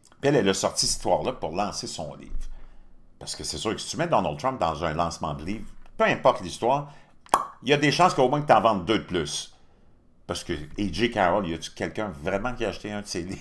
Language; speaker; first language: French; native; French